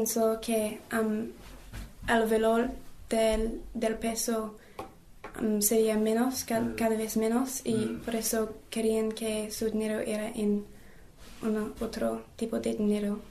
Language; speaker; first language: Spanish; non-native, learner; English